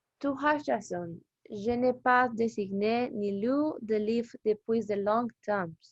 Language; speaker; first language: French; non-native, learner; Spanish